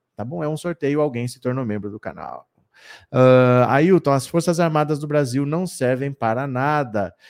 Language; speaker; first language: Portuguese; native; Portuguese